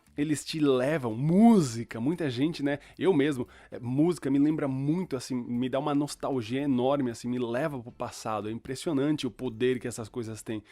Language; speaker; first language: Portuguese; early bilingual, other home language; Spanish